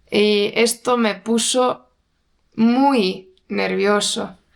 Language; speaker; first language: Spanish; non-native, fluent; Portuguese